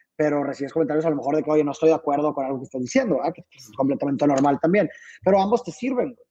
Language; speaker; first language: Spanish; native; Spanish